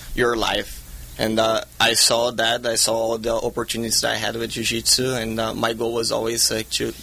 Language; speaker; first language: English; non-native, fluent; Portuguese